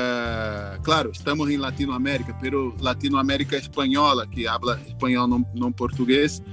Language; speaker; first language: Spanish; non-native, learner; Portuguese